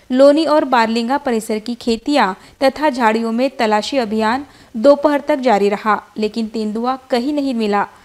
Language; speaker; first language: Hindi; non-native, local second language; Marathi